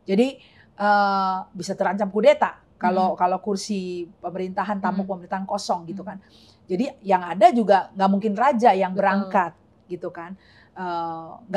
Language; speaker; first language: Indonesian; native; Indonesian